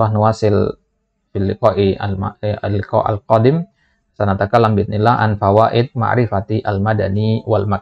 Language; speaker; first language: Arabic; non-native, fluent; Indonesian